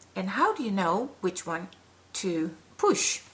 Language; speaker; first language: English; non-native, fluent; Dutch